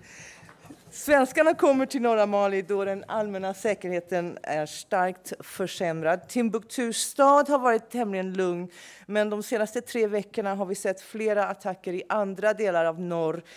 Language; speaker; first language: Swedish; non-native, fluent; English